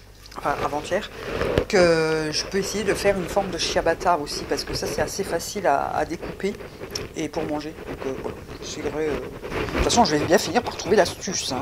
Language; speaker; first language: French; native; French